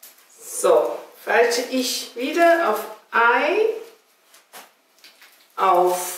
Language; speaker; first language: German; non-native, fluent; Chinese